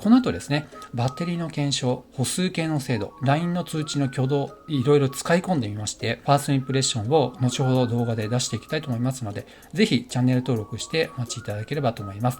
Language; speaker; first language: Japanese; native; Japanese